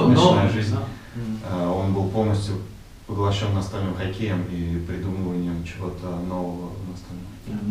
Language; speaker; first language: Russian; native; Russian